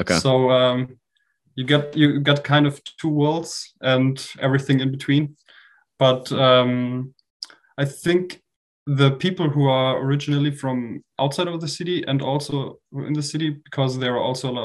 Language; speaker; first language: English; non-native, fluent; German